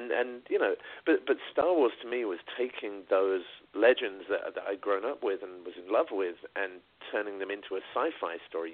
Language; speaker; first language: English; native; English